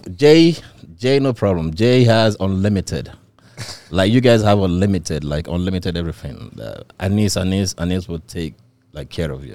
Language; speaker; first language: English; non-native, local second language; Igbo